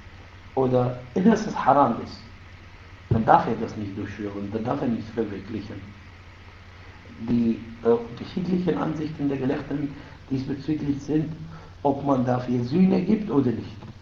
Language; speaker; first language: German; non-native, fluent; Arabic